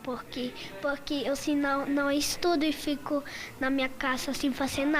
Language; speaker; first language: Portuguese; non-native, learner; Spanish